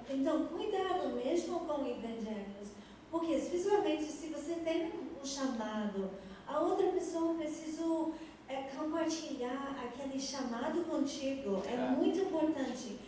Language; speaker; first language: Portuguese; non-native, fluent; English